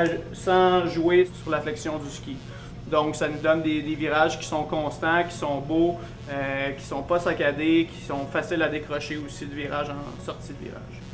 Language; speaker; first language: French; native; French